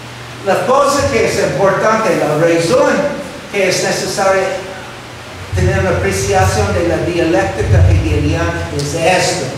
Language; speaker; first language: Spanish; non-native, fluent; English